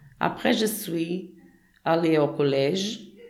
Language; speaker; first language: French; non-native, learner; Portuguese